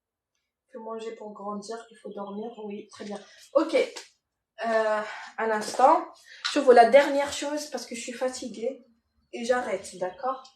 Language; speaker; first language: French; non-native, local second language; Arabic